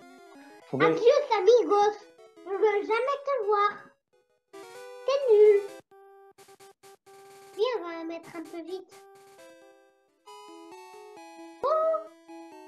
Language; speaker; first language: French; native; French